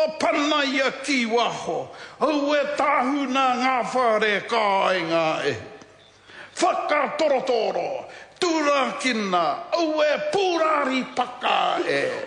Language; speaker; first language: Māori; non-native, local second language; English